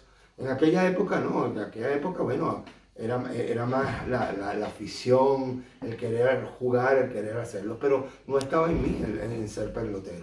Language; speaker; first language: Spanish; native; Spanish